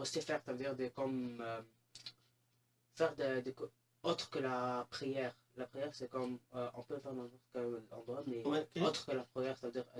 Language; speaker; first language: French; non-native, fluent; Arabic